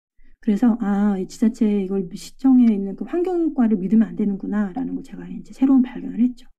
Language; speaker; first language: Korean; native; Korean